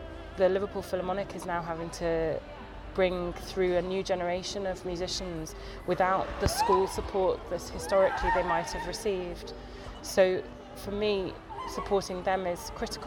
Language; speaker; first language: English; native; English